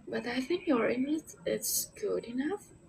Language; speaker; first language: English; non-native, learner; Indonesian